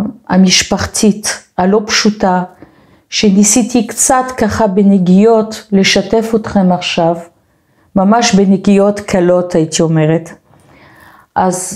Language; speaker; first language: Hebrew; non-native, fluent; French